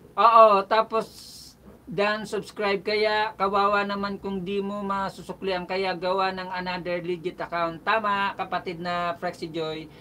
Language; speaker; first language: Filipino; non-native, local second language; Bikol